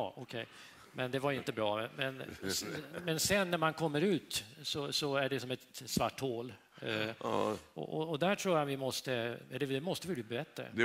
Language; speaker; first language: Swedish; native; Swedish